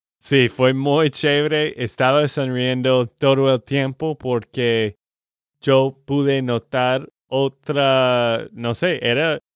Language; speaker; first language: Spanish; non-native, fluent; English